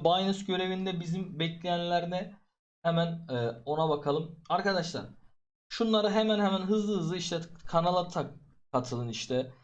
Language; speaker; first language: Turkish; native; Turkish